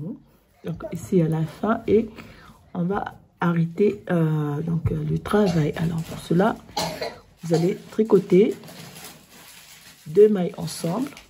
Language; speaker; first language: French; native; French